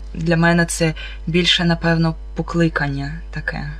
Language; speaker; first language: Ukrainian; non-native, local second language; Russian